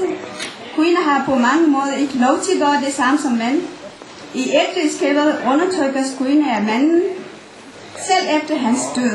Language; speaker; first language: Danish; non-native, fluent; Nepali